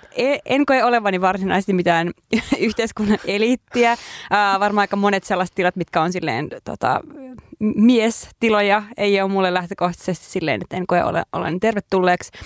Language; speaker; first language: Finnish; native; Finnish